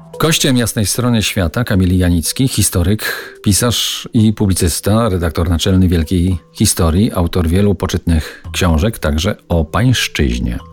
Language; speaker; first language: Polish; native; Polish